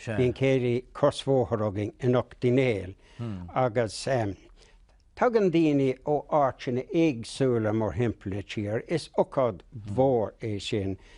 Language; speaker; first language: Irish; non-native, local second language; English